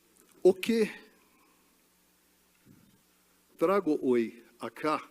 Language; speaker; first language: Spanish; non-native, learner; Portuguese